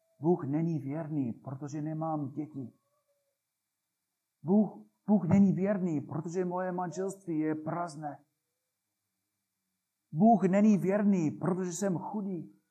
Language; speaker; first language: Czech; non-native, fluent; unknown